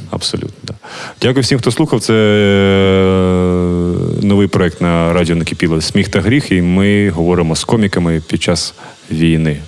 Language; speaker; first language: Ukrainian; non-native, local second language; Russian